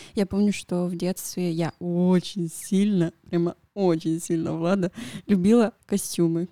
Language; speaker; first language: Russian; non-native, fluent; Spanish